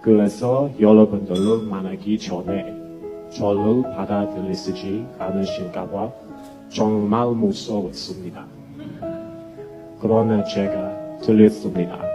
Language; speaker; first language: Korean; non-native, learner; English